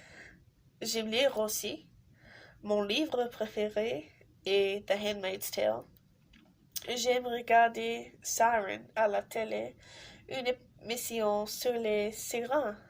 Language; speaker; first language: French; non-native, learner; English